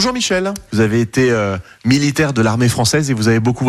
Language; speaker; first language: French; native; French